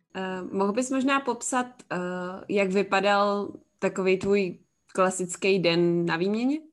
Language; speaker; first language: Czech; native; Czech